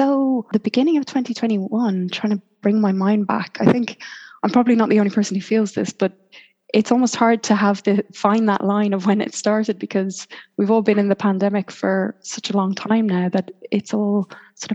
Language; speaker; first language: English; native; English